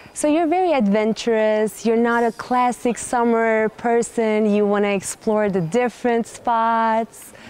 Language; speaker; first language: English; non-native, fluent; Turkish